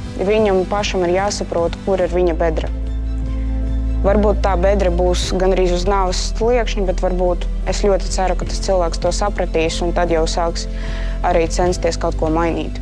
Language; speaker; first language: Latvian; non-native, local second language; Russian